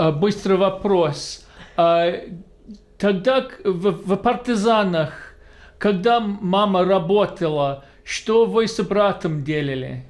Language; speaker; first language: Russian; non-native, fluent; English